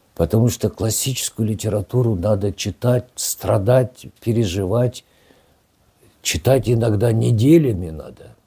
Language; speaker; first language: Russian; non-native, local second language; Kazakh